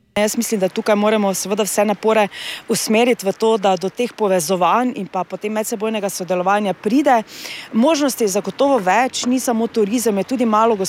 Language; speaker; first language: Slovenian; native; Slovenian